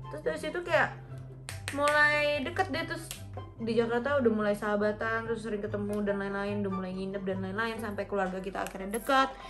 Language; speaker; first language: Indonesian; early bilingual, heritage; Indonesian